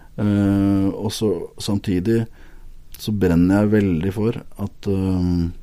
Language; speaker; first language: Norwegian; native; Norwegian